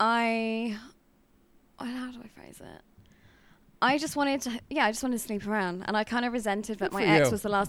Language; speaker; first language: English; native; English